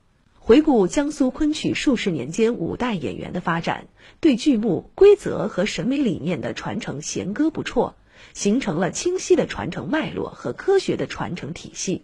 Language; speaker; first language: Chinese; native; Chinese